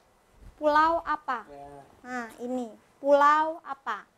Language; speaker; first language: Indonesian; native; Indonesian